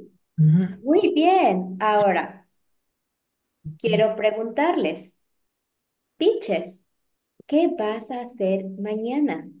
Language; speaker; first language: Spanish; non-native, fluent; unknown